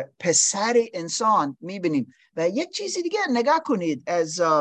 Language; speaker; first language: Persian; non-native, learner; English